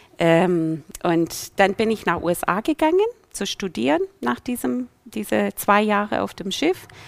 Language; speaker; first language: German; non-native, fluent; English